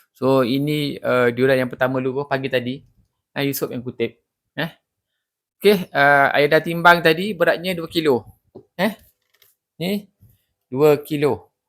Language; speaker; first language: Malay; native; Malay